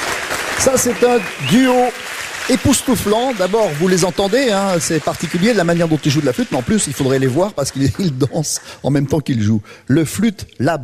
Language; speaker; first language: French; native; French